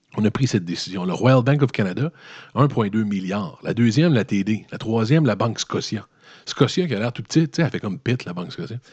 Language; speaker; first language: French; native; French